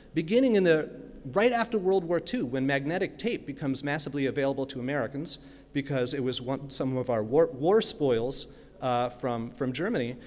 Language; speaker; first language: English; native; English